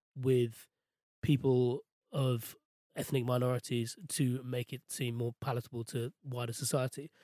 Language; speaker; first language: English; native; English